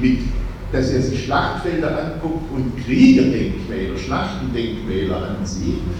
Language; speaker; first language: German; native; German